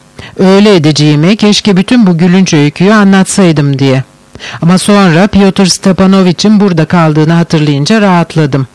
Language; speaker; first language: Turkish; native; Turkish